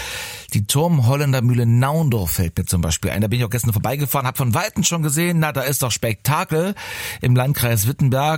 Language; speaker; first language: German; native; German